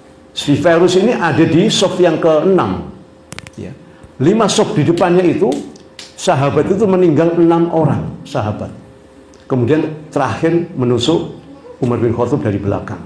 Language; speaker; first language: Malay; non-native, local second language; Javanese